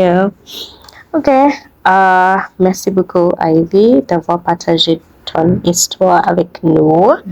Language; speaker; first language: French; non-native, learner; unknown